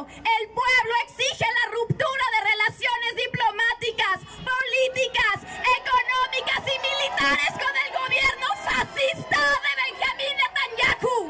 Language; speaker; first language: Spanish; native; Spanish